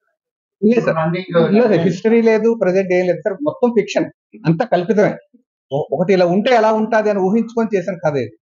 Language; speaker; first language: Telugu; native; Telugu